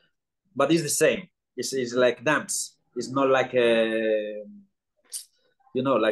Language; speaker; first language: English; non-native, learner; Spanish